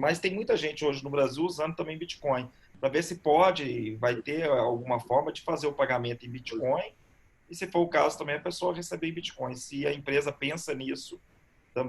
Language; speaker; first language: Portuguese; native; Portuguese